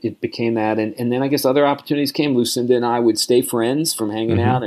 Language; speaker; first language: English; native; English